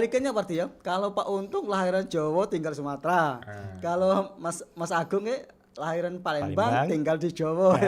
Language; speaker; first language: Indonesian; native; Indonesian